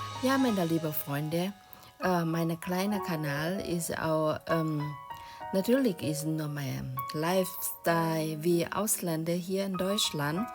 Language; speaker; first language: German; non-native, learner; Thai